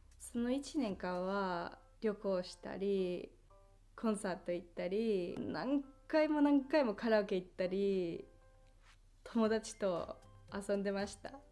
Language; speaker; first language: Japanese; non-native, fluent; Finnish